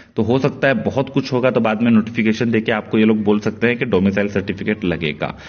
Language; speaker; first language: Hindi; non-native, local second language; Marathi